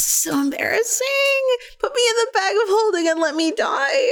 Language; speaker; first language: English; native; English